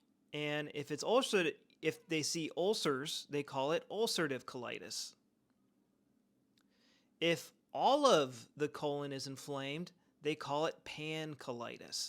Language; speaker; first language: English; native; English